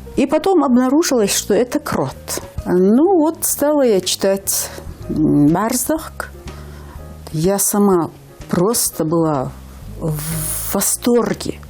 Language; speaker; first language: Russian; non-native, local second language; Ingush